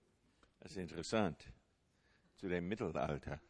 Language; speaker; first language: German; non-native, fluent; English